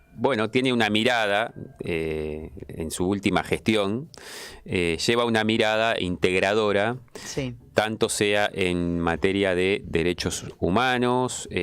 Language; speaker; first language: Spanish; native; Spanish